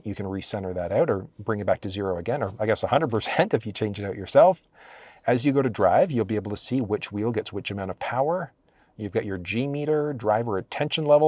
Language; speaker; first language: English; native; English